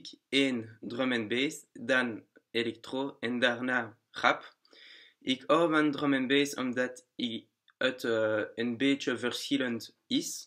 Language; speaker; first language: Dutch; non-native, learner; French